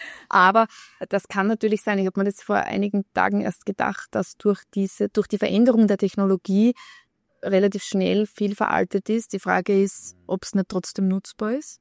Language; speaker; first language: German; native; German